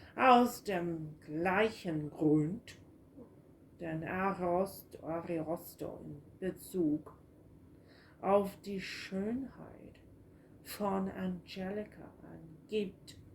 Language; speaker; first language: German; non-native, learner; English